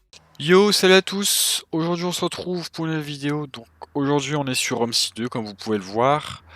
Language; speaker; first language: French; native; French